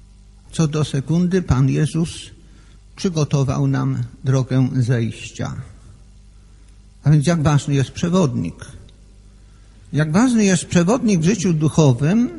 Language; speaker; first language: Polish; native; Polish